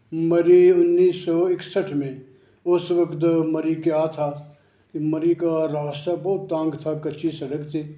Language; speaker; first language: Urdu; non-native, local second language; Punjabi